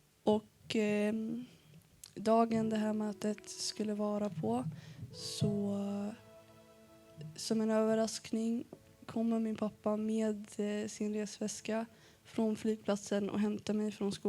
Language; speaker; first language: Swedish; early bilingual, other home language; Arabic